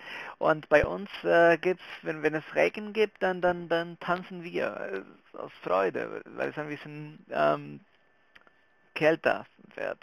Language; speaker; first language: German; non-native, fluent; Spanish